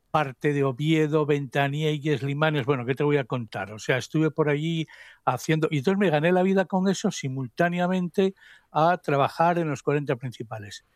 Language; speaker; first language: Spanish; native; Spanish